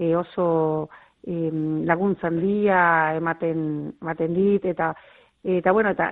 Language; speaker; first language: Basque; non-native, local second language; Spanish